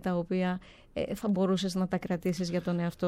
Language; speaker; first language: Greek; native; Greek